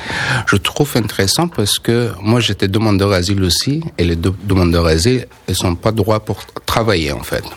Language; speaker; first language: French; non-native, learner; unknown